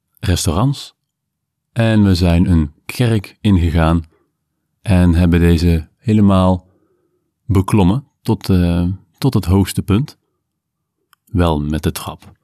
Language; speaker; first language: Dutch; native; Dutch